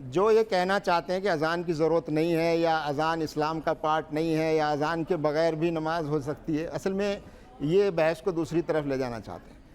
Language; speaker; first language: Urdu; native; Urdu